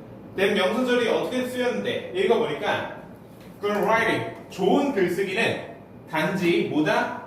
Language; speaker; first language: Korean; native; Korean